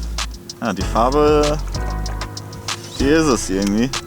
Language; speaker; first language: German; native; German